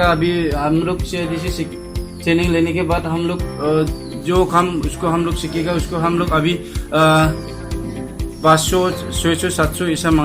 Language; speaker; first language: Hindi; non-native, local second language; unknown